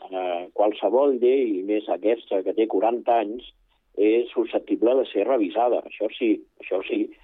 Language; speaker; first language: Catalan; non-native, local second language; Spanish